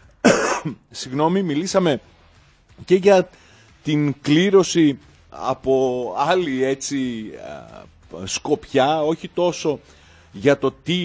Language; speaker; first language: Greek; native; Greek